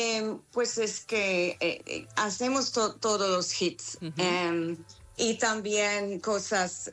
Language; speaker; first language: Spanish; non-native, learner; English